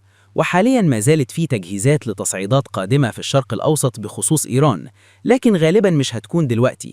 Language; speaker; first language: Arabic; native; Arabic